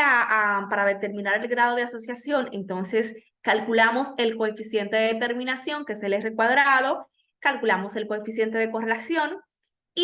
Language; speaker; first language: Spanish; native; Spanish